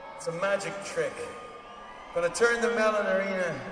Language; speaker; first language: English; native; English